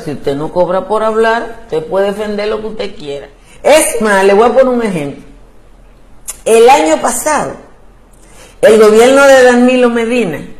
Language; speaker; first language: Spanish; native; Spanish